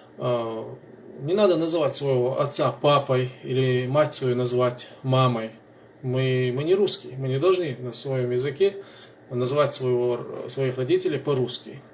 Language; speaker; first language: Russian; non-native, local second language; Chechen